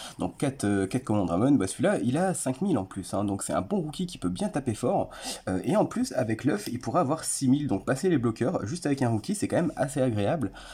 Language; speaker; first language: French; native; French